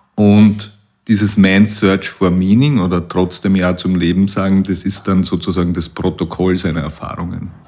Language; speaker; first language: German; native; German